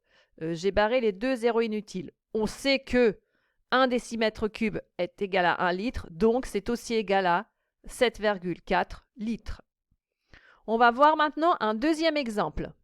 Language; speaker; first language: French; native; French